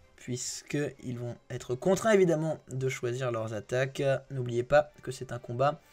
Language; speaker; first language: French; native; French